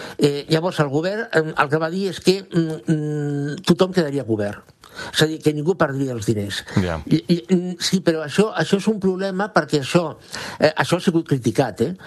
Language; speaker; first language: Catalan; non-native, local second language; Spanish